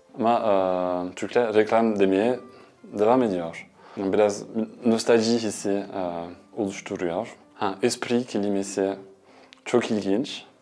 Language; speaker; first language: Turkish; non-native, fluent; French